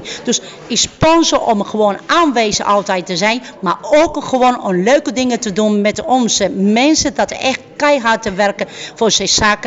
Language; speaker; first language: Dutch; non-native, fluent; Spanish